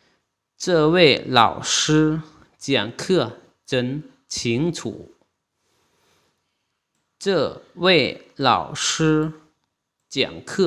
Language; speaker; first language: Chinese; non-native, fluent; Lao